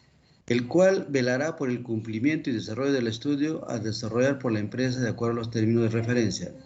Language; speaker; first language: Spanish; native; Spanish